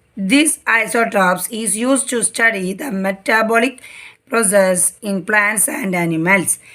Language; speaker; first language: English; non-native, local second language; Malayalam